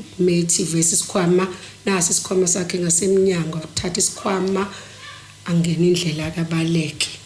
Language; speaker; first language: Zulu; native; Zulu